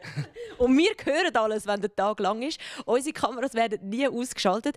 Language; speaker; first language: German; native; German